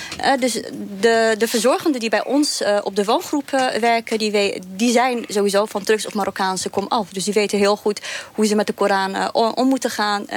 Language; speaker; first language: Dutch; early bilingual, other home language; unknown